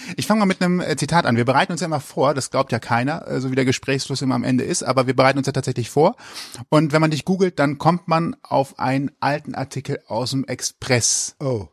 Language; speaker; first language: German; native; German